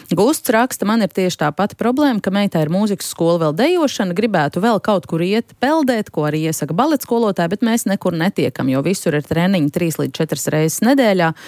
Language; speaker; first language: Latvian; native; Latvian